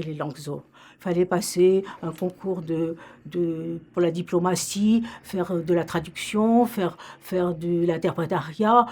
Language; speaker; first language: French; native; French